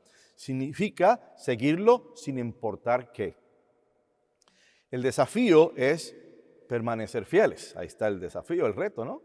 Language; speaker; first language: Spanish; native; Spanish